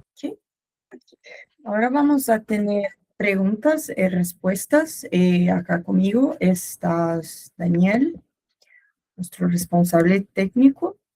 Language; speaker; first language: Spanish; non-native, learner; Portuguese